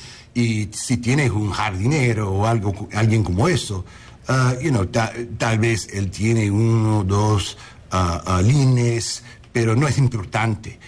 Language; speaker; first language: Spanish; early bilingual, heritage; English